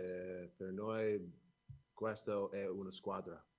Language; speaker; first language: Italian; non-native, learner; English